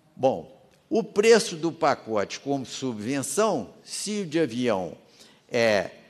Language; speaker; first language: Portuguese; native; Portuguese